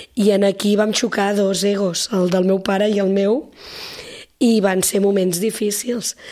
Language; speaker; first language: Catalan; native; Catalan